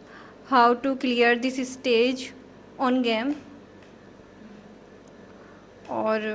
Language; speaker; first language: English; non-native, learner; Hindi